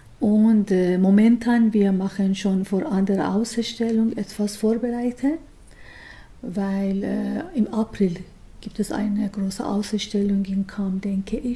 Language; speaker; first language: German; non-native, learner; Persian